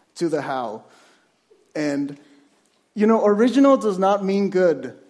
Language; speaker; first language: English; non-native, fluent; Spanish